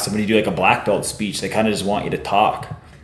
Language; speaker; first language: English; native; English